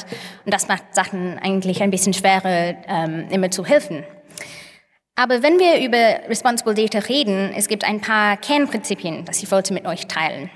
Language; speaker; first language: German; non-native, fluent; English